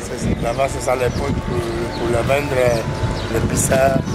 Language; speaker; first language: French; non-native, learner; Spanish